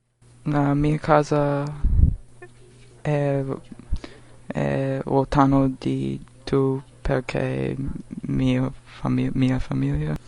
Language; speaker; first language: Italian; non-native, learner; English